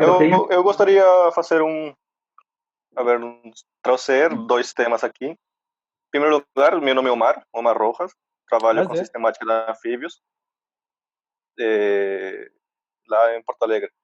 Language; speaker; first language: Portuguese; non-native, fluent; Spanish